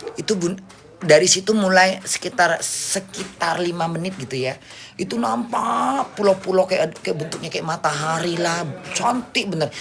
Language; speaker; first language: Indonesian; native; Indonesian